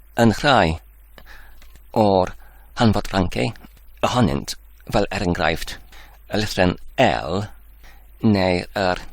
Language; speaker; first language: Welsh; non-native, learner; Dutch